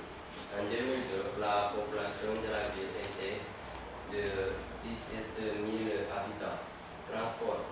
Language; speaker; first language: French; non-native, learner; Romanian